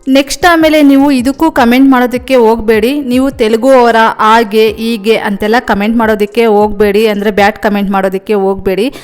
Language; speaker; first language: Kannada; non-native, local second language; Telugu